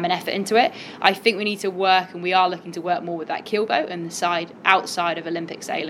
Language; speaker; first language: English; native; English